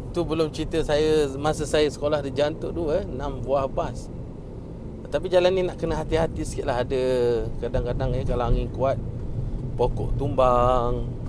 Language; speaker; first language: Malay; native; Malay